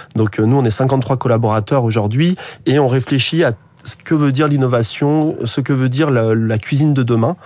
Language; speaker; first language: French; native; French